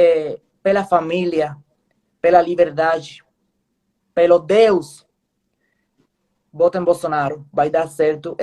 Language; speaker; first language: Portuguese; non-native, fluent; Spanish